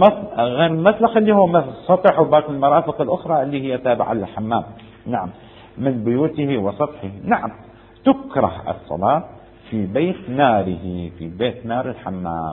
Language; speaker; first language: Arabic; native; Arabic